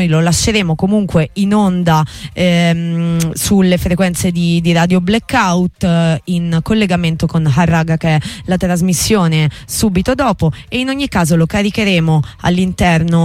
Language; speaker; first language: Italian; native; Italian